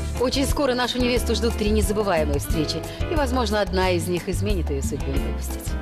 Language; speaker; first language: Russian; native; Russian